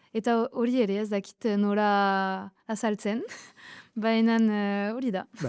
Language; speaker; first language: Basque; non-native, local second language; French